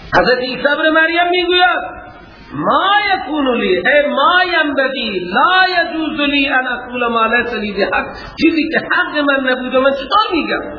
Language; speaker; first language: Persian; non-native, local second language; Baluchi